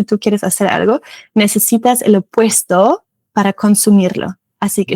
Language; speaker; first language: Spanish; non-native, fluent; German